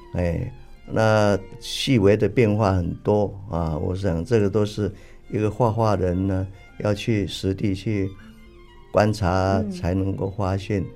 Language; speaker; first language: Chinese; native; Chinese